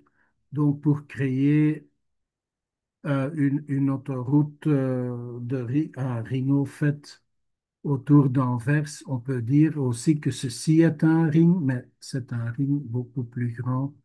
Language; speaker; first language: French; non-native, local second language; Dutch